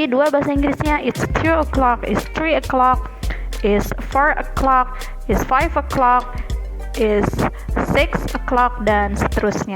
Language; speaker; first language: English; non-native, learner; Indonesian